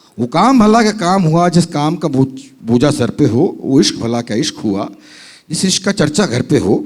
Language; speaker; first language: Hindi; native; Hindi